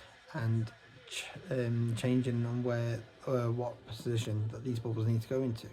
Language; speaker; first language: English; native; English